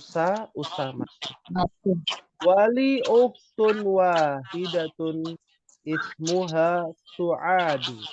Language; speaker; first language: Arabic; non-native, fluent; Indonesian